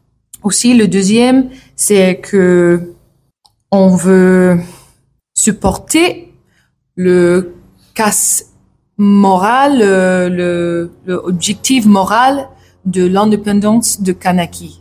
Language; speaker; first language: French; non-native, learner; English